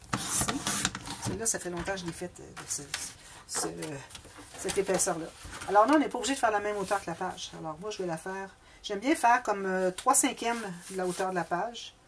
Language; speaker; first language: French; native; French